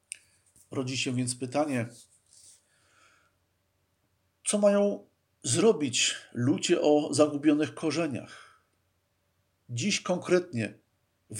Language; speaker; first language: Polish; native; Polish